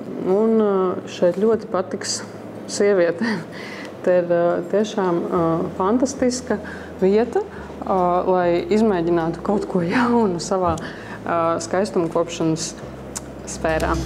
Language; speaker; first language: Latvian; native; Latvian